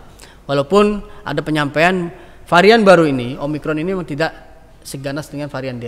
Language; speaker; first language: Indonesian; native; Indonesian